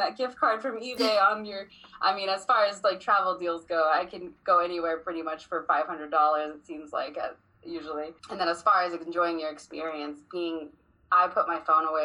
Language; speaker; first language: English; native; English